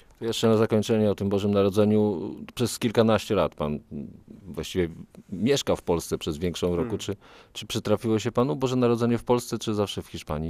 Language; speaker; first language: Polish; native; Polish